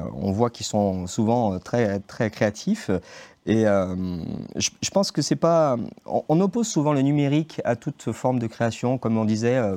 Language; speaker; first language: French; native; French